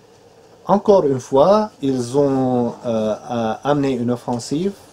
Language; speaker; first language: French; non-native, fluent; Arabic